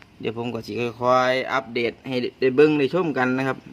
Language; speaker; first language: Thai; non-native, local second language; Northeastern Thai